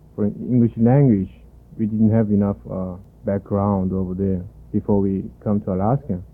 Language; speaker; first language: English; non-native, fluent; Korean